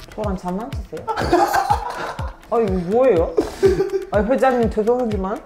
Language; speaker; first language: Korean; non-native, fluent; Turkish